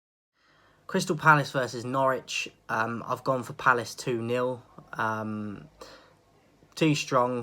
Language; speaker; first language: English; native; English